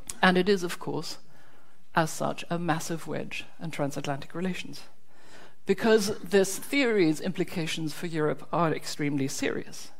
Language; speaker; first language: English; non-native, fluent; German